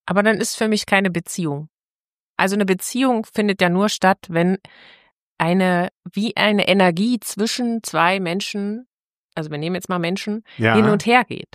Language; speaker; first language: German; native; German